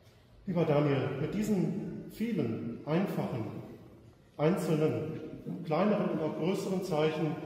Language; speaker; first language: German; native; German